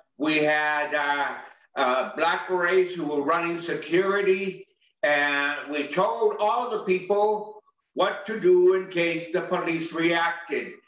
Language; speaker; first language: English; native; English